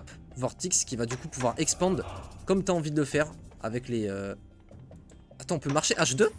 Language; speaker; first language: French; native; French